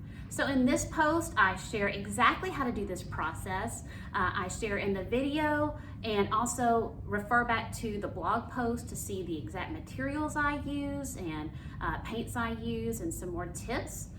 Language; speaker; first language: English; native; English